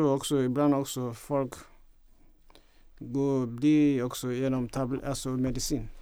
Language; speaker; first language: Swedish; non-native, fluent; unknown